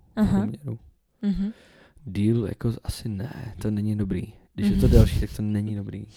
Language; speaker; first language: Czech; native; Czech